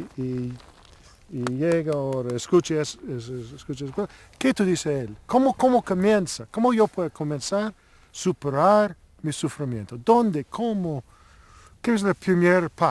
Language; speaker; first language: Spanish; non-native, learner; English